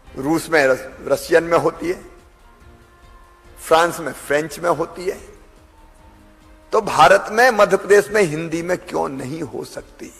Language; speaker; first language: Hindi; native; Hindi